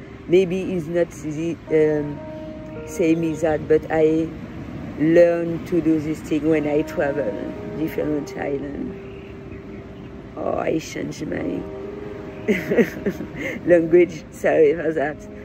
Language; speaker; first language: English; non-native, learner; French